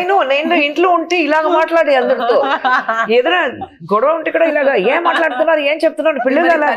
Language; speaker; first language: Telugu; non-native, fluent; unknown